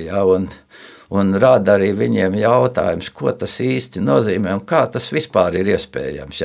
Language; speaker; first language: Latvian; native; Latvian